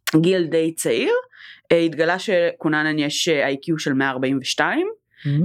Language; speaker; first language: Hebrew; native; Hebrew